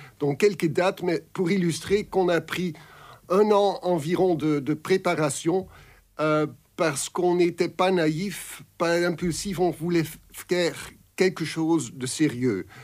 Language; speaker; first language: French; non-native, local second language; Dutch